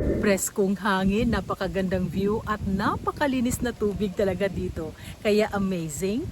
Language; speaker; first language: Filipino; native; Filipino